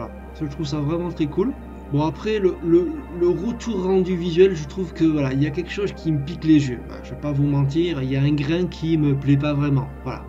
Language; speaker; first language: French; native; French